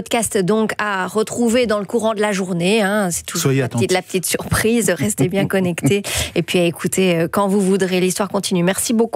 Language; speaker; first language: French; native; French